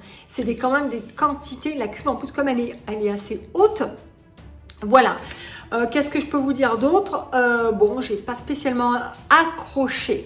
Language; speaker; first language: French; native; French